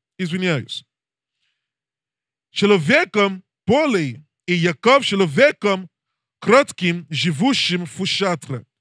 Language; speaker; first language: Russian; non-native, learner; English